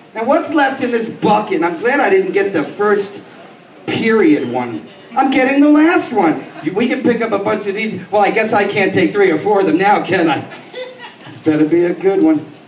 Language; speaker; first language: English; native; English